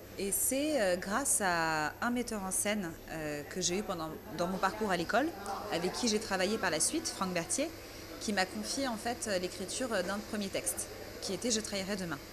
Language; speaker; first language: French; early bilingual, other home language; Persian